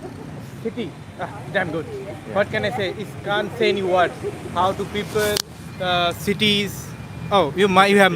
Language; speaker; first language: English; non-native, learner; Hindi